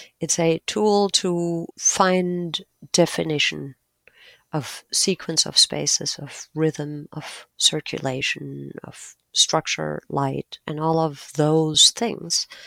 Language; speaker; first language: English; non-native, fluent; German